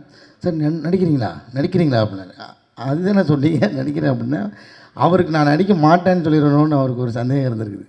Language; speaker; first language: Tamil; native; Tamil